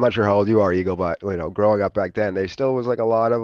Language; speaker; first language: English; native; English